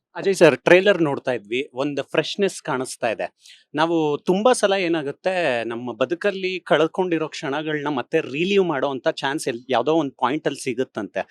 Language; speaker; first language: Kannada; native; Kannada